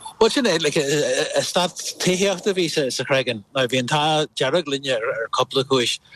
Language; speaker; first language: Irish; non-native, local second language; English